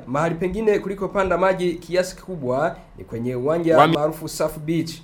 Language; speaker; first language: Swahili; non-native, local second language; Rundi